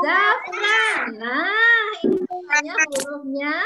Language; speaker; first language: Indonesian; native; Indonesian